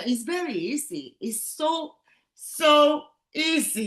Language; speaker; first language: English; non-native, learner; Catalan